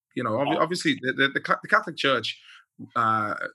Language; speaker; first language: English; native; English